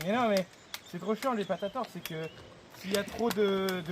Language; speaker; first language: French; native; French